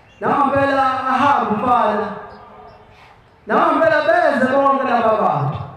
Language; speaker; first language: Zulu; native; Zulu